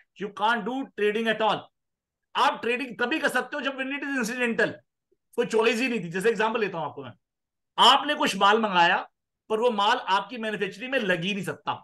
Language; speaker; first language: Hindi; non-native, local second language; Punjabi